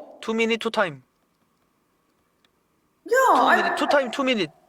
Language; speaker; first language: English; non-native, learner; Thai